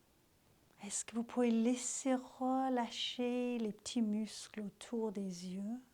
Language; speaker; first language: French; native; French